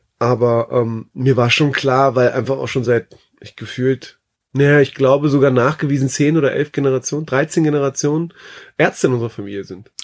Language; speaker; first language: German; early bilingual, other home language; Persian